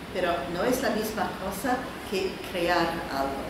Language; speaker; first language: Spanish; non-native, learner; English